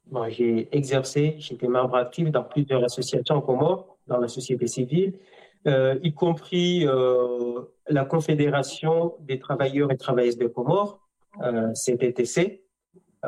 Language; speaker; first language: French; non-native, local second language; Comorian